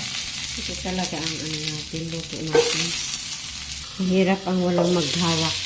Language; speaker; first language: Filipino; native; Filipino